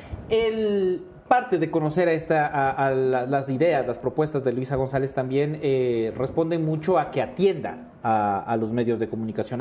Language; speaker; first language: Spanish; native; Spanish